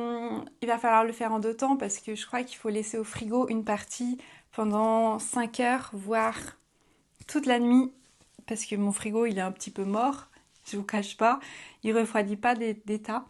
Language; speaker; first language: French; native; French